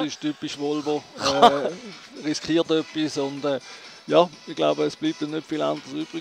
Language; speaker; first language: German; native; German